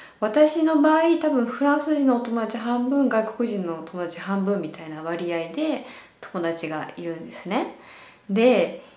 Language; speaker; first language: Japanese; native; Japanese